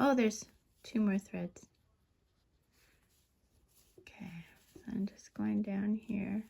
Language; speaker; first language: English; native; English